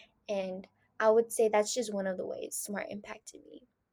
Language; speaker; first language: English; early bilingual, other home language; Spanish